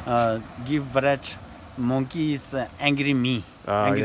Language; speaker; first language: English; non-native, learner; Tibetan